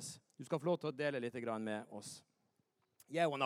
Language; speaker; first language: Norwegian; native; Norwegian